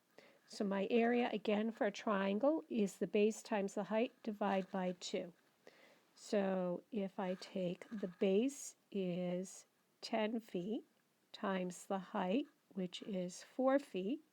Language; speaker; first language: English; native; English